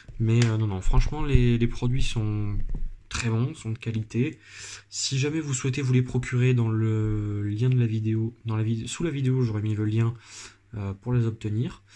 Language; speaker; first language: French; native; French